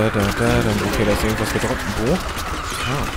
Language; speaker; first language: German; native; German